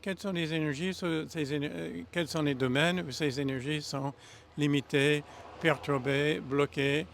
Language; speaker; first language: French; non-native, fluent; English